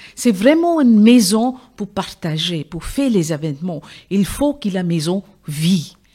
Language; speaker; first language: French; non-native, fluent; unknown